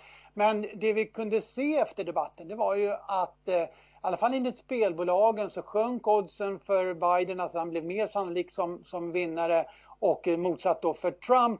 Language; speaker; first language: Swedish; native; Swedish